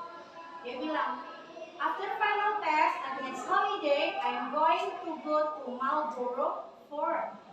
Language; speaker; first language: English; non-native, learner; Indonesian